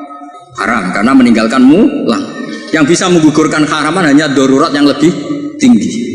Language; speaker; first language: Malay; non-native, local second language; Javanese